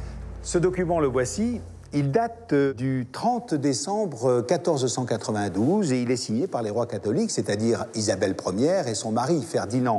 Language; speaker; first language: French; native; French